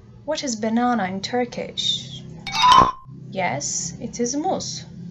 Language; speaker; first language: English; non-native, fluent; Turkish